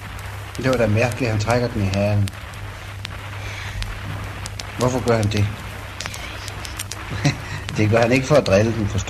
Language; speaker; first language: Danish; native; Danish